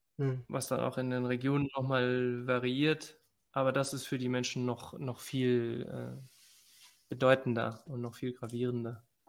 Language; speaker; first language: German; early bilingual, other home language; Spanish